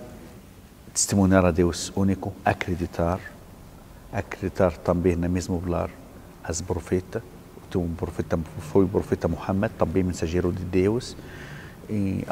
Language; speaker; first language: Portuguese; non-native, learner; Arabic